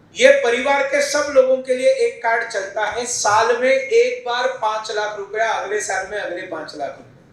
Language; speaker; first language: Hindi; non-native, local second language; Marathi